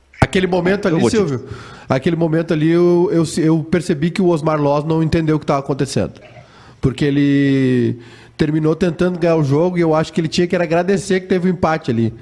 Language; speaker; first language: Portuguese; native; Portuguese